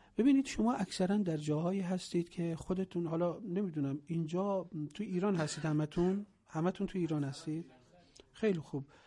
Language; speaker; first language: Persian; native; Persian